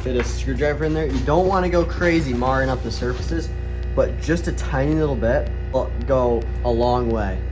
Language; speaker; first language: English; native; English